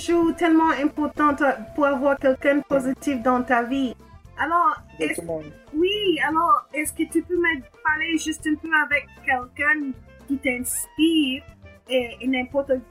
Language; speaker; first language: French; non-native, learner; English